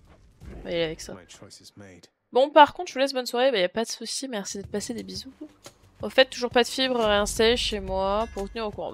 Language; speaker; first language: French; native; French